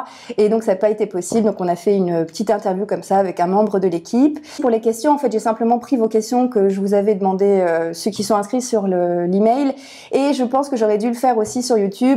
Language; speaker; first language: French; native; French